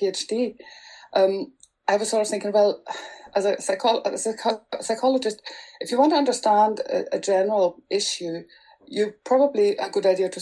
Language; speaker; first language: English; non-native, fluent; German